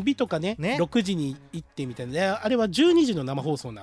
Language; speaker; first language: Japanese; native; Japanese